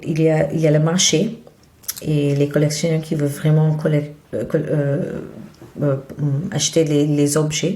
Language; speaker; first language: French; non-native, fluent; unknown